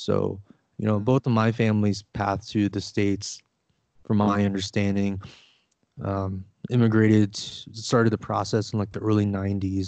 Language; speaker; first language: English; early bilingual, other home language; Vietnamese